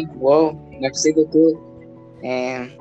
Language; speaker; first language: French; non-native, learner; Spanish